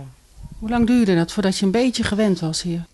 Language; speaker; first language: Dutch; native; Dutch